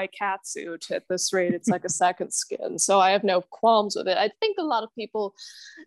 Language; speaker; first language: English; non-native, fluent; German